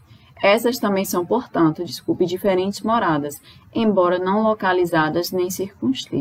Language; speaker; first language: Portuguese; native; Portuguese